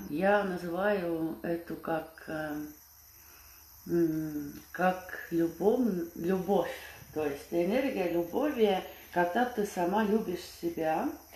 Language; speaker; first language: Russian; non-native, fluent; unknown